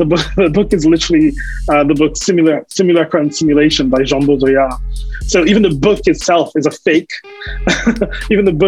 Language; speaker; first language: English; native; English